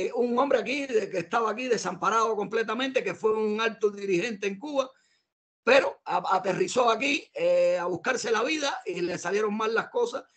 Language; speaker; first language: Spanish; native; Spanish